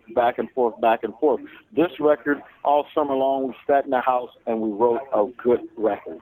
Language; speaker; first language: English; native; English